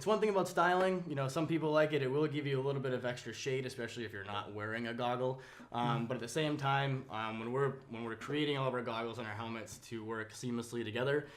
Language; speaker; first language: English; native; English